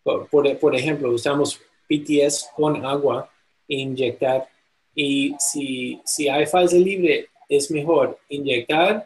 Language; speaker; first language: Spanish; non-native, fluent; English